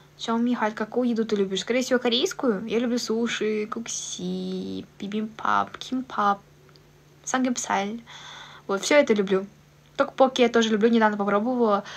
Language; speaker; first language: Russian; native; Russian